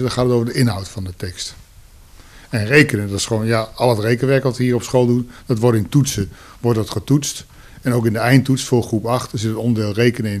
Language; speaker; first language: Dutch; native; Dutch